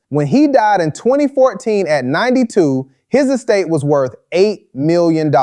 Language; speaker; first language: English; native; English